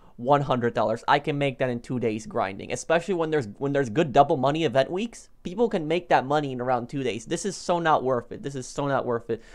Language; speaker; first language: English; native; English